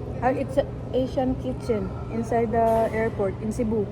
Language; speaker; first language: English; non-native, local second language; Cebuano